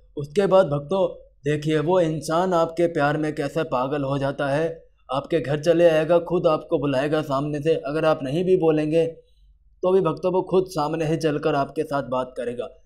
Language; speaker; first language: Hindi; native; Hindi